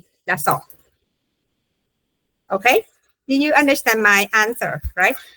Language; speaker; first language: English; non-native, fluent; Vietnamese